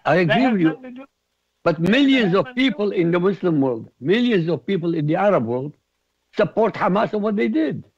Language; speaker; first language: English; non-native, fluent; Arabic